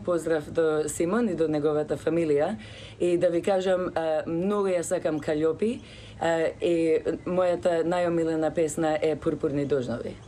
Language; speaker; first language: Macedonian; early bilingual, other home language; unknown